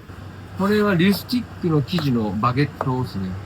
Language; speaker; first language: Japanese; native; Japanese